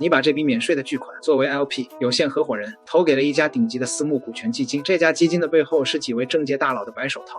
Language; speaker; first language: Chinese; native; Chinese